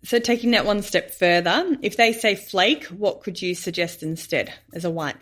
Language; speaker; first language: English; native; English